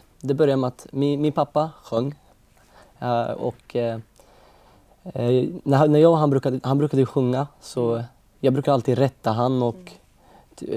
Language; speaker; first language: Swedish; early bilingual, other home language; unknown